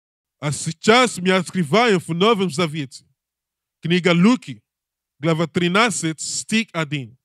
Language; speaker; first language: Russian; non-native, learner; English